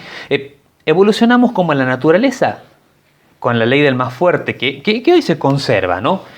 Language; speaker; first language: Spanish; native; Spanish